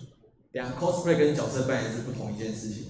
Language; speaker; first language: Chinese; native; Chinese